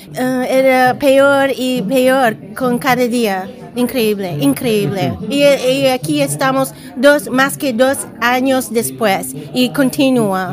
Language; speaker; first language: Spanish; non-native, learner; English